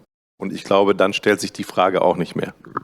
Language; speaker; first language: German; native; German